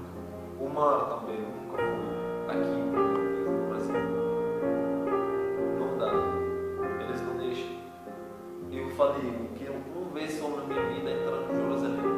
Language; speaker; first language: Portuguese; non-native, learner; Arabic